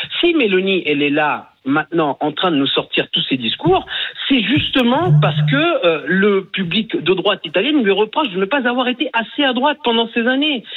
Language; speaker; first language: French; early bilingual, other home language; Italian